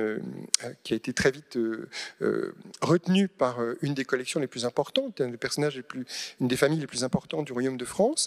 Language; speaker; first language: French; native; French